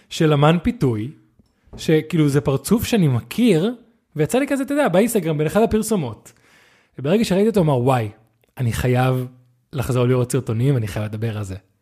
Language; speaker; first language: Hebrew; non-native, fluent; English